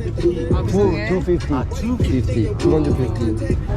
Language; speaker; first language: English; non-native, learner; Korean